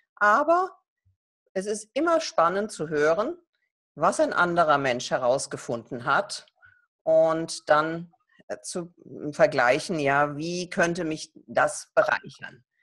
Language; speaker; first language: German; native; German